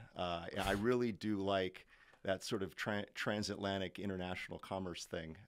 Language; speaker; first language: English; native; English